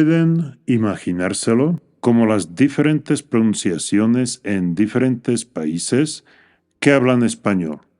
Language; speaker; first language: Spanish; non-native, fluent; English